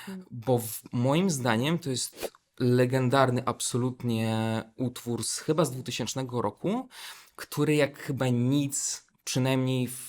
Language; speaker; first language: Polish; non-native, fluent; Belarusian